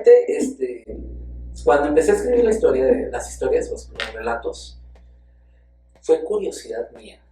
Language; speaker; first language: Spanish; native; Spanish